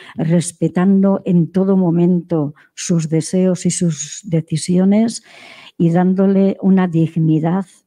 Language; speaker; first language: Spanish; native; Spanish